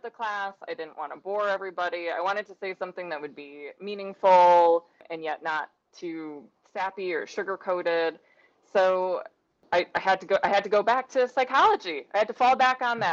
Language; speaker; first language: English; native; English